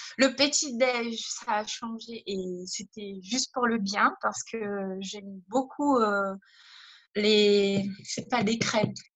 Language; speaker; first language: French; non-native, fluent; Portuguese